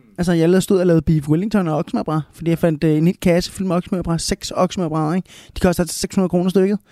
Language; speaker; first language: Danish; early bilingual, other home language; Spanish